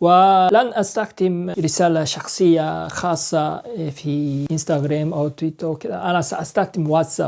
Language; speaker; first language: Arabic; non-native, learner; Korean